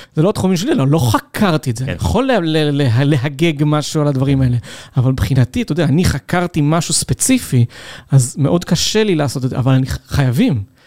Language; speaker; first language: Hebrew; native; Hebrew